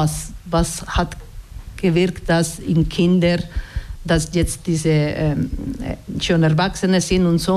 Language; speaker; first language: German; non-native, learner; Basque